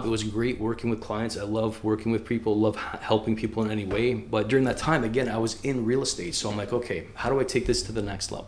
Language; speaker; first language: English; native; English